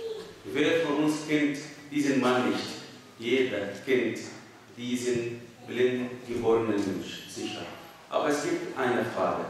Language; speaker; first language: German; non-native, fluent; Arabic